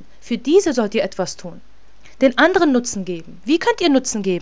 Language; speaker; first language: German; native; German